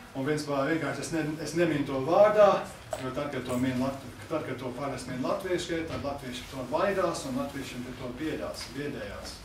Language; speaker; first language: Latvian; early bilingual, heritage; English